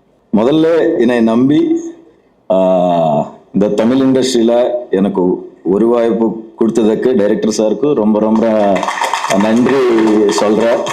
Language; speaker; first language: Tamil; non-native, learner; Telugu